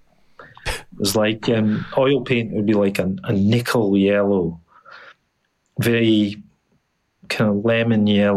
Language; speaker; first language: English; native; English